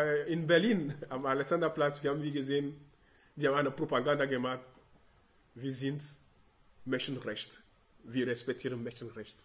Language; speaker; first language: German; non-native, learner; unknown